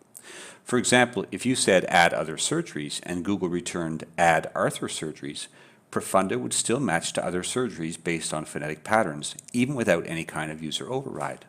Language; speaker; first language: English; native; English